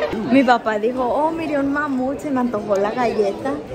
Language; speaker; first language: Spanish; early bilingual, heritage; Spanish